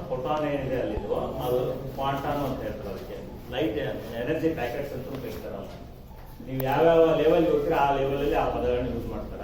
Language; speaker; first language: Kannada; native; Kannada